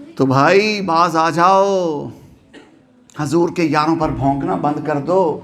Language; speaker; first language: Urdu; non-native, local second language; Punjabi